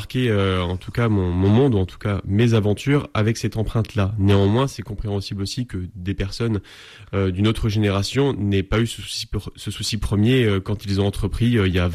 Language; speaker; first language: French; native; French